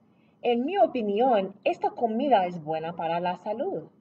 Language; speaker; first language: Spanish; non-native, fluent; English